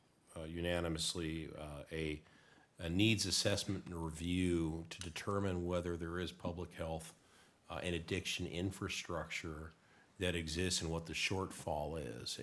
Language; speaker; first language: English; native; English